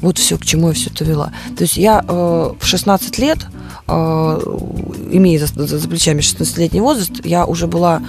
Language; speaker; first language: Russian; native; Russian